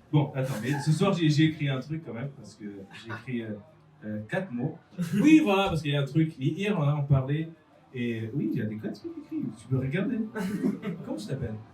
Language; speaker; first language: French; non-native, fluent; Portuguese